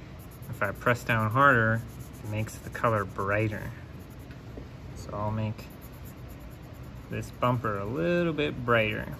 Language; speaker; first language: English; native; English